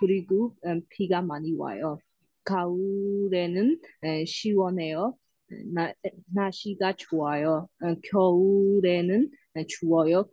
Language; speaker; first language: Korean; non-native, learner; Burmese